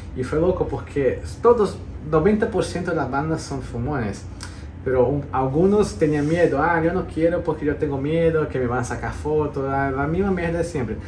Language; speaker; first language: Spanish; early bilingual, heritage; Spanish